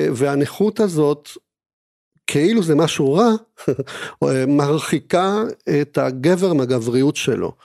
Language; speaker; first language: Hebrew; non-native, fluent; Spanish